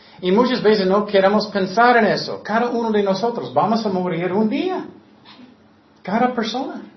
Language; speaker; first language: Spanish; non-native, fluent; English